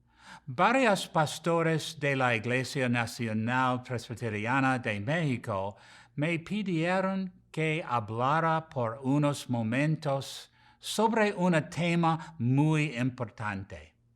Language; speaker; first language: Spanish; non-native, learner; English